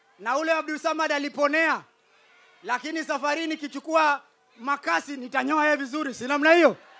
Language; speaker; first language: Swahili; native; Swahili